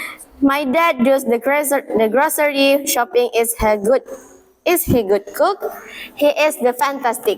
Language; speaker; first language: English; non-native, learner; Indonesian